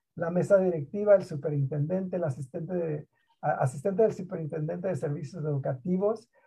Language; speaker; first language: Spanish; native; Spanish